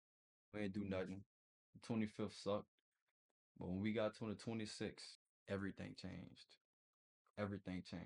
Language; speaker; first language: English; native; English